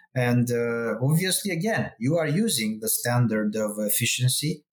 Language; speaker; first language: English; non-native, fluent; Romanian